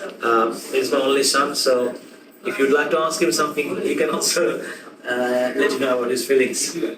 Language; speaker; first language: English; non-native, local second language; Bangla